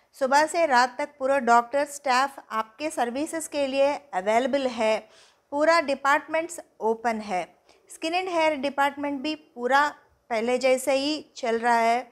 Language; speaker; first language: Hindi; non-native, local second language; Telugu